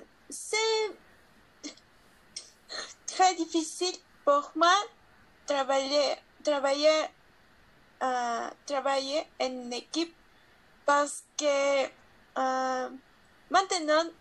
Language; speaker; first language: French; non-native, learner; Spanish